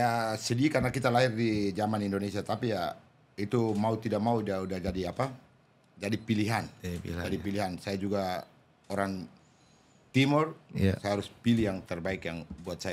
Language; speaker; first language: Indonesian; non-native, local second language; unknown